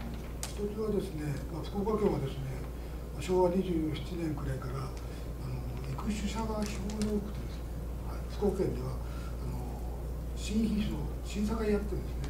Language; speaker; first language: Japanese; native; Japanese